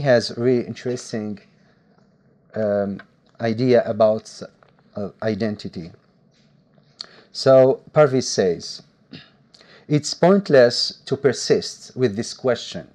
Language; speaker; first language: English; non-native, fluent; Arabic